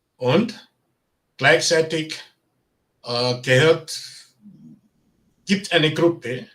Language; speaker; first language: German; non-native, learner; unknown